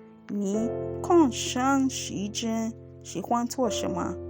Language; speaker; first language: Chinese; non-native, fluent; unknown